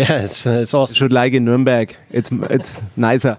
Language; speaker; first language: English; non-native, learner; German